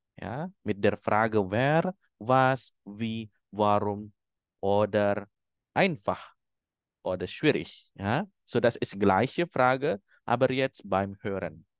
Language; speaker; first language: German; non-native, fluent; Indonesian